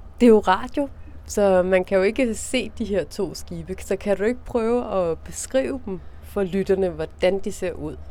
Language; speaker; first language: Danish; native; Danish